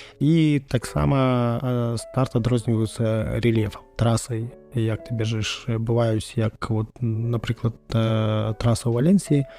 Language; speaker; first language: Belarusian; non-native, local second language; Russian